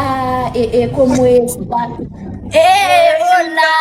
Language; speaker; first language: Spanish; non-native, learner; Haitian Creole